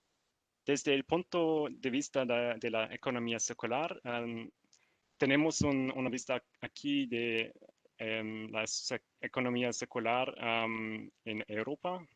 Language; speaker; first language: Spanish; non-native, learner; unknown